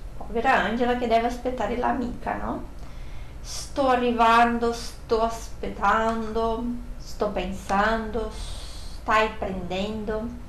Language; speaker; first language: Italian; non-native, fluent; Portuguese